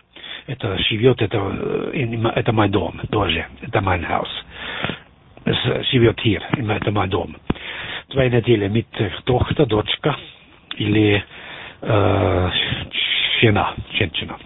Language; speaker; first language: Russian; non-native, learner; German